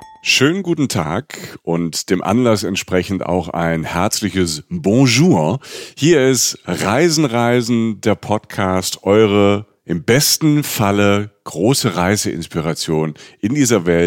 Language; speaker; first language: German; native; German